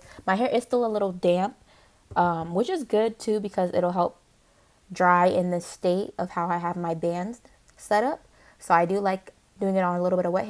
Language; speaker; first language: English; native; English